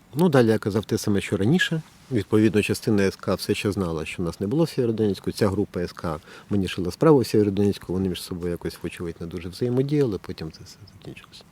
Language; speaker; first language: Ukrainian; native; Ukrainian